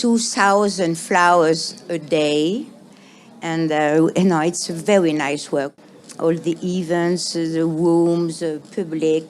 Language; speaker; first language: English; non-native, fluent; French